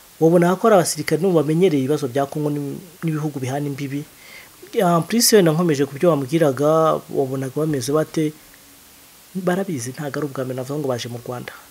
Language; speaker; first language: Kinyarwanda; native; Kinyarwanda